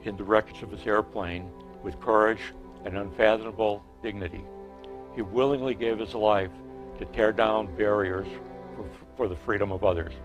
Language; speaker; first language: English; native; English